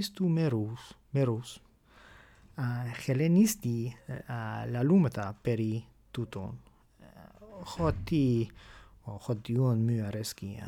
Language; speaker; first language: Greek; non-native, fluent; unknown